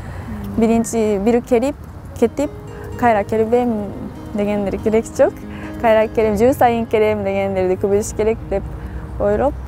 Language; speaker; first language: Kyrgyz; non-native, fluent; Japanese